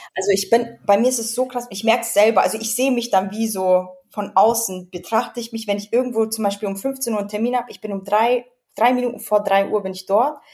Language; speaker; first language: German; native; German